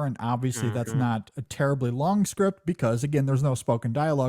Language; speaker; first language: English; native; English